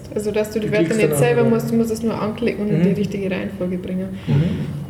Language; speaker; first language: German; native; German